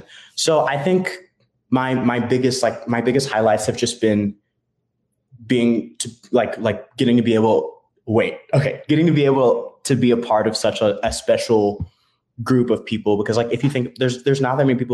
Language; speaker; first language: English; native; English